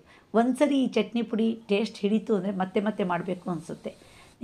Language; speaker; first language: Kannada; native; Kannada